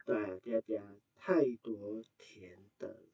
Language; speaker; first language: Chinese; non-native, fluent; Indonesian